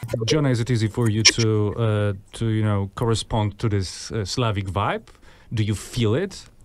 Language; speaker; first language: English; non-native, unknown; Polish